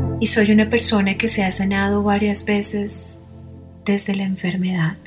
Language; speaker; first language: Spanish; native; Spanish